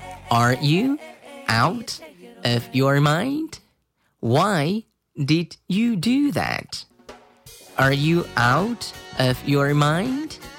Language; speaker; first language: English; non-native, fluent; Chinese